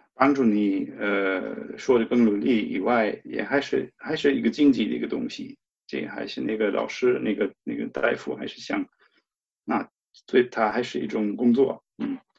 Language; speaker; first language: Chinese; non-native, fluent; German